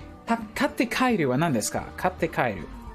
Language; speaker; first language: Japanese; non-native, learner; English